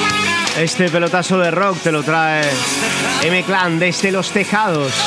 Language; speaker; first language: Spanish; native; Spanish